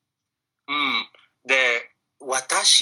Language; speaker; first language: Japanese; non-native, fluent; Spanish